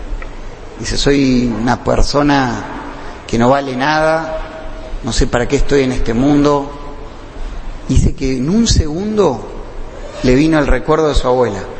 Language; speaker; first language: Spanish; native; Spanish